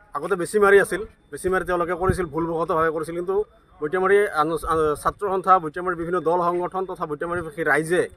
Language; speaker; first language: Assamese; native; Assamese